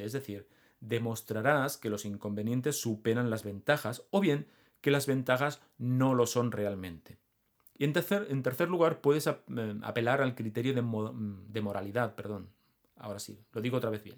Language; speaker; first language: Spanish; native; Spanish